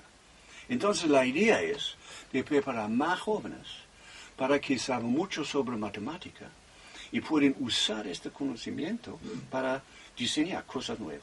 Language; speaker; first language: Spanish; non-native, fluent; German